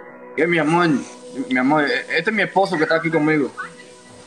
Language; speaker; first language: Spanish; native; Spanish